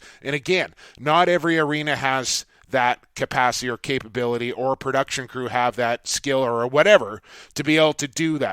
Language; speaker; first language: English; native; English